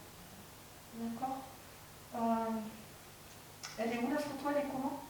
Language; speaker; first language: French; native; French